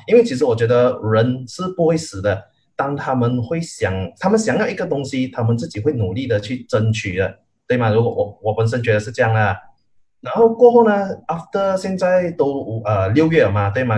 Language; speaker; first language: Chinese; native; Chinese